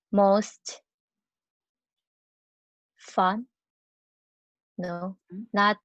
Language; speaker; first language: English; non-native, learner; Chinese